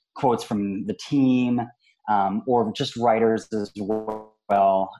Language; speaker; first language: English; native; English